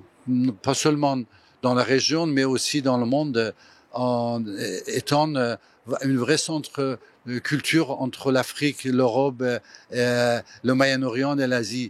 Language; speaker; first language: French; non-native, fluent; Persian